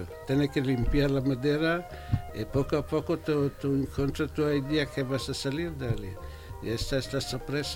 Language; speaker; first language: Spanish; non-native, fluent; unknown